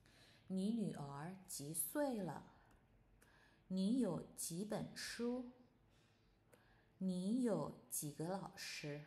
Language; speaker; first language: Chinese; non-native, fluent; Indonesian